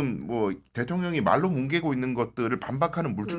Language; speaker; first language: Korean; native; Korean